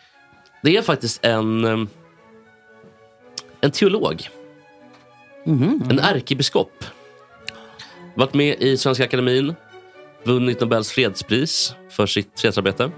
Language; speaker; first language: Swedish; native; Swedish